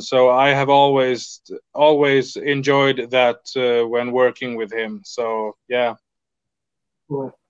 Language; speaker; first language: English; non-native, fluent; Swedish